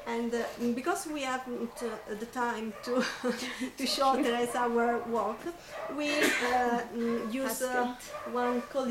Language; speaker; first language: English; non-native, fluent; Italian